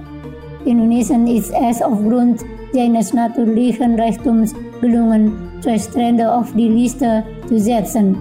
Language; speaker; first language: German; non-native, fluent; Indonesian